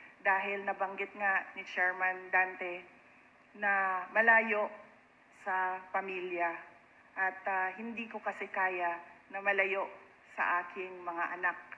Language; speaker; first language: Filipino; non-native, local second language; Cebuano